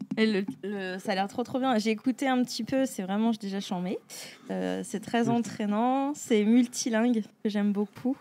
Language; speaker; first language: French; native; French